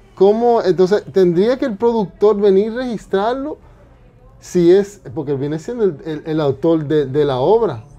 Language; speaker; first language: Spanish; non-native, fluent; English